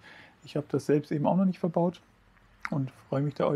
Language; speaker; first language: German; native; German